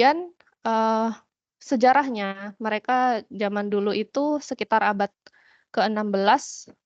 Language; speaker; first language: Indonesian; native; Indonesian